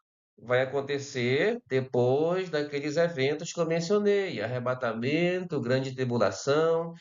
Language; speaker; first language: Portuguese; native; Portuguese